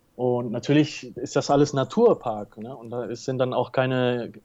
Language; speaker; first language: German; early bilingual, heritage; Spanish